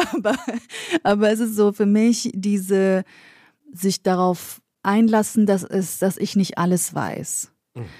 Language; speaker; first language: German; early bilingual, other home language; Kurdish